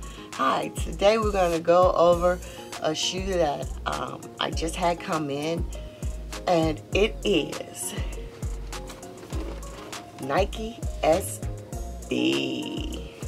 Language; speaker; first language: English; native; English